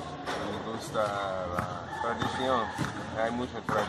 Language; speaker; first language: Spanish; non-native, learner; English